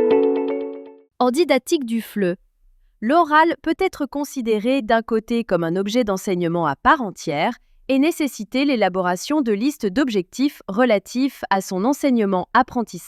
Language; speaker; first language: French; non-native, local second language; Arabic